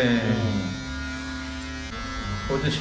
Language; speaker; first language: Korean; non-native, fluent; Uzbek